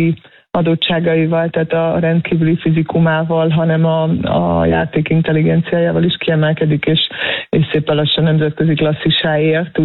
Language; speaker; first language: Hungarian; native; Hungarian